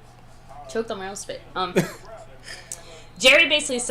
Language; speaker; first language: English; native; English